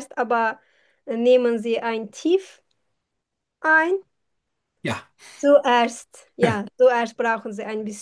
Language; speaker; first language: German; non-native, learner; Turkish